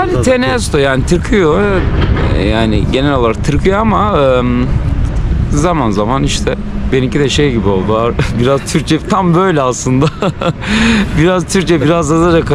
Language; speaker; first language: Turkish; non-native, local second language; Zaza